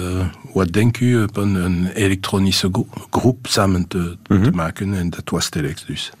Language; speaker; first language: Dutch; non-native, local second language; French